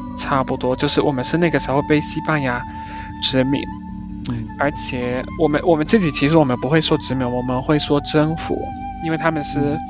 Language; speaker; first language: Chinese; non-native, fluent; Spanish